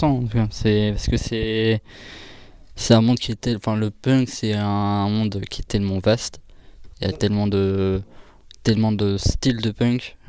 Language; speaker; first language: French; native; French